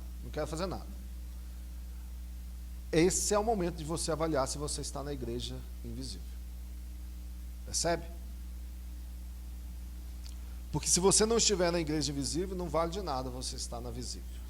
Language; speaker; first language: Portuguese; native; Portuguese